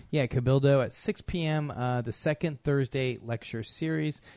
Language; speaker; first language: English; native; English